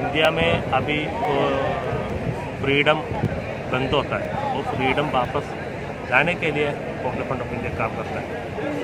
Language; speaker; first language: Hindi; non-native, local second language; Malayalam